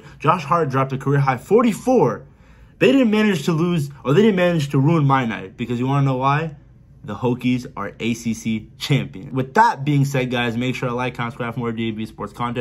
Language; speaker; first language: English; native; English